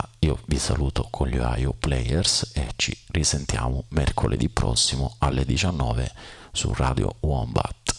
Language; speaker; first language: Italian; native; Italian